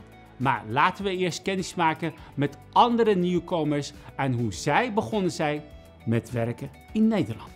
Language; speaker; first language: Dutch; non-native, fluent; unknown